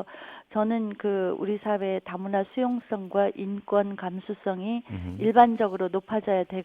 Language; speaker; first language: Korean; native; Korean